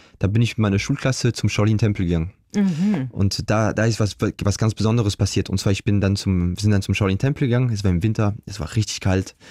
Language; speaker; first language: German; early bilingual, other home language; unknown